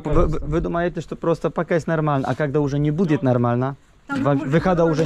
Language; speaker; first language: Russian; non-native, learner; Polish